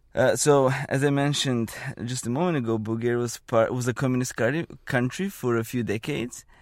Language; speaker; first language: English; non-native, fluent; Bulgarian